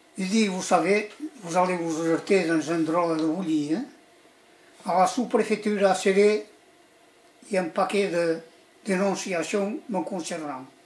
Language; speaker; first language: French; early bilingual, other home language; Catalan